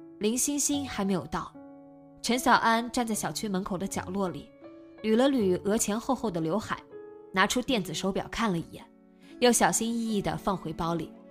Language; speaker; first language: Chinese; native; Chinese